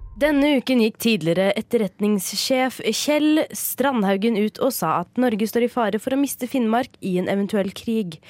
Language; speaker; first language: Norwegian; native; Norwegian